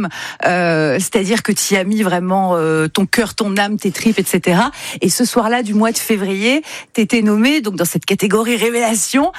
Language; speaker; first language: French; native; French